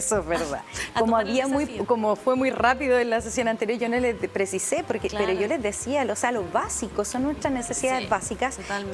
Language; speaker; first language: Spanish; native; Spanish